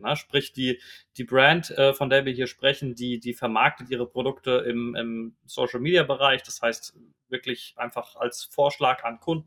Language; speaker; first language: German; native; German